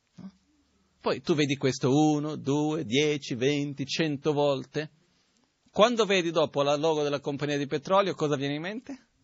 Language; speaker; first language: Italian; non-native, fluent; Portuguese